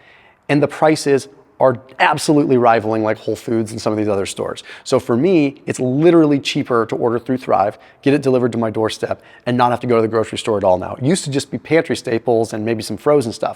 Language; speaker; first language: English; native; English